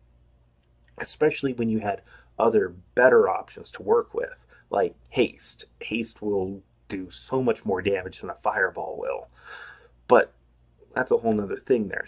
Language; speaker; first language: English; native; English